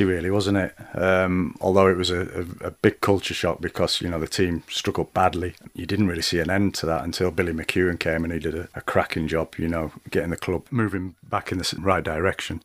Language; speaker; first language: English; native; English